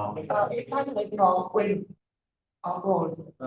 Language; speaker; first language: English; non-native, learner; Chinese